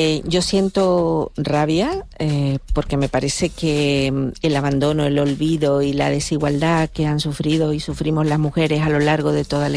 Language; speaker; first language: Spanish; native; Spanish